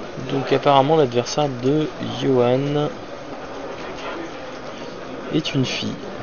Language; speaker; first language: French; native; French